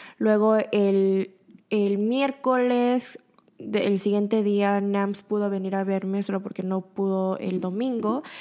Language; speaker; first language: Spanish; early bilingual, other home language; Korean